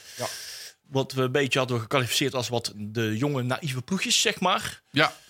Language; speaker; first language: Dutch; native; Dutch